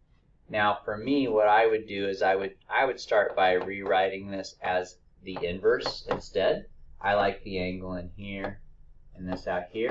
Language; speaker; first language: English; native; English